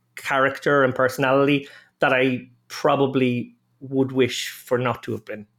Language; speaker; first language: English; native; English